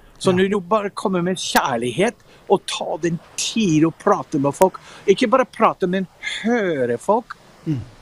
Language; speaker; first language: Norwegian; non-native, fluent; English